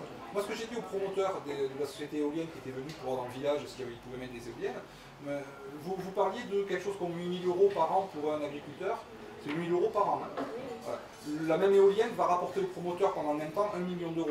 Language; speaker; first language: French; native; French